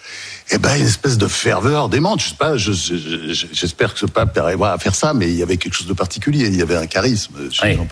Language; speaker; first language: French; native; French